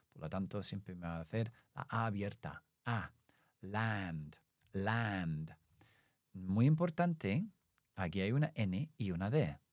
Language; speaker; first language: Spanish; non-native, fluent; English